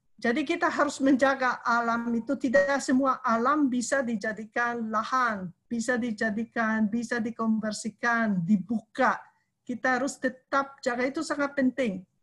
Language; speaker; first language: Indonesian; non-native, fluent; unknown